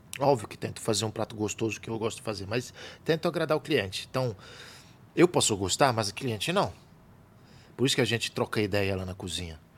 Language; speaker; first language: Portuguese; non-native, fluent; Italian